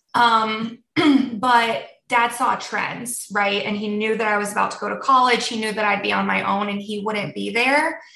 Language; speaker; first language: English; early bilingual, other home language; Polish